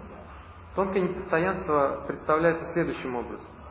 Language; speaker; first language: Russian; native; Russian